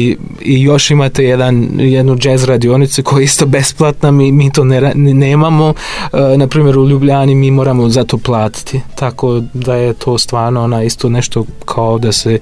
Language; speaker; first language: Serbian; non-native, fluent; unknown